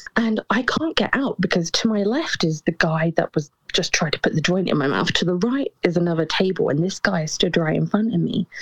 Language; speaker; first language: English; native; English